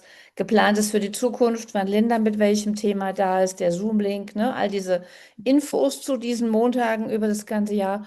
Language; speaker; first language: German; native; German